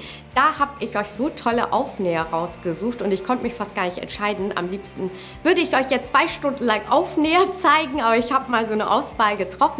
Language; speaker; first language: German; native; German